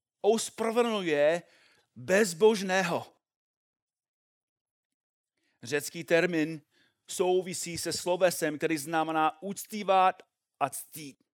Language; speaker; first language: Czech; non-native, fluent; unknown